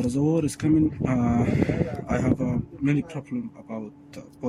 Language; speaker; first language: English; non-native, learner; Arabic